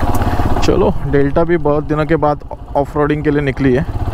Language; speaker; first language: Hindi; non-native, local second language; Marathi